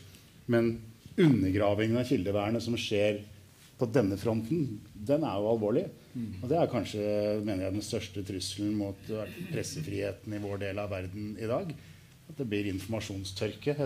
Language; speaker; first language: Norwegian; native; Norwegian